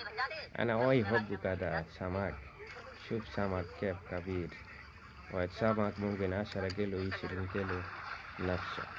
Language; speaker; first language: Arabic; non-native, learner; Bangla